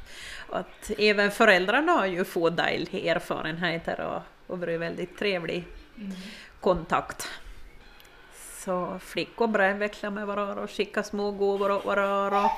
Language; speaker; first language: Swedish; native; Swedish